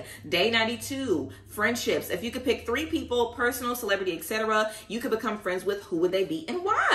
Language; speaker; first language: English; native; English